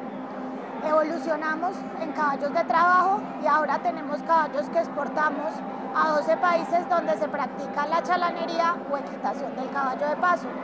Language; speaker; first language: Spanish; native; Spanish